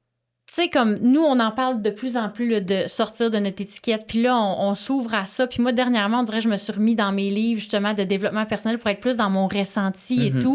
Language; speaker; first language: French; native; French